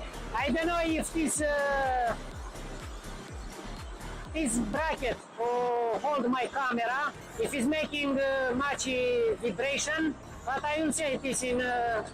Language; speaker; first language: English; non-native, learner; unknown